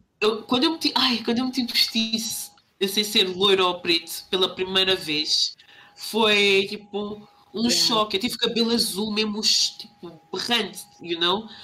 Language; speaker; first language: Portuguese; native; Portuguese